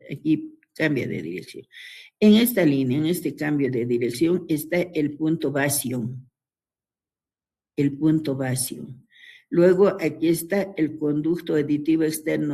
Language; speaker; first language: Spanish; native; Spanish